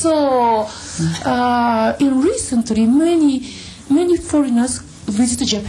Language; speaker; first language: English; non-native, learner; Japanese